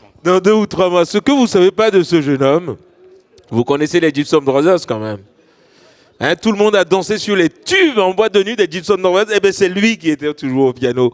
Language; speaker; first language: French; native; French